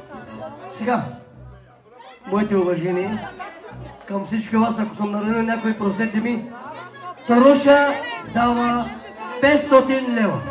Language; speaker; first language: Bulgarian; non-native, local second language; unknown